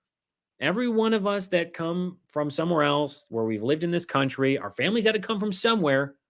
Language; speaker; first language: English; native; English